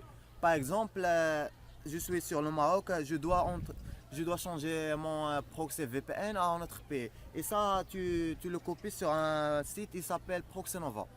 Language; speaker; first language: French; non-native, learner; Arabic